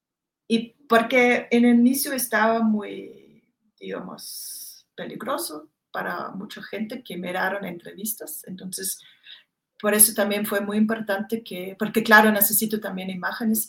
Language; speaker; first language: Spanish; non-native, fluent; German